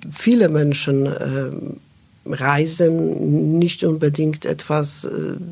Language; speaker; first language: German; non-native, fluent; Polish